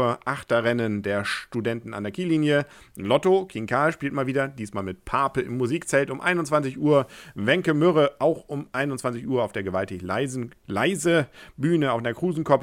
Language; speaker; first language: German; native; German